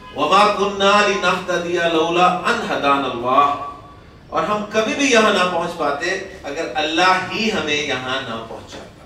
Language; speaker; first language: Urdu; native; Urdu